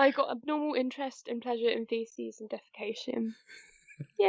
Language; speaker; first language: English; native; English